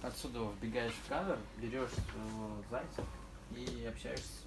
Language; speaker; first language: Russian; native; Russian